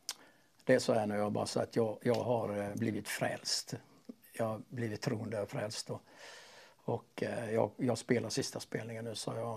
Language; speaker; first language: Swedish; native; Swedish